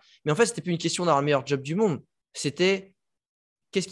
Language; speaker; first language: French; native; French